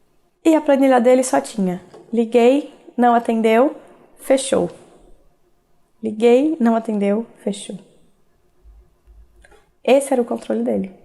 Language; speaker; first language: Portuguese; native; Portuguese